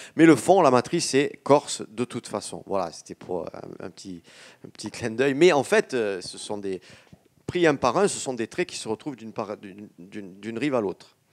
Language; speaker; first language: French; native; French